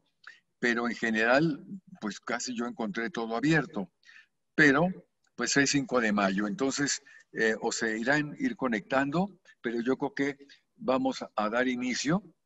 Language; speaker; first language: Spanish; native; Spanish